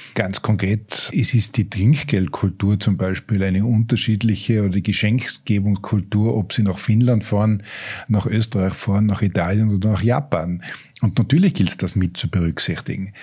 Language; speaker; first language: German; native; German